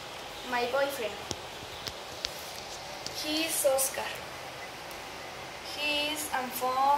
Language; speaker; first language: English; non-native, learner; Spanish